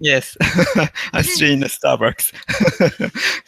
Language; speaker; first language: English; non-native, learner; Japanese